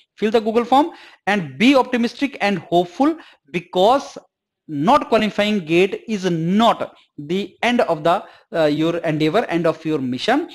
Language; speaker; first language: English; non-native, local second language; Hindi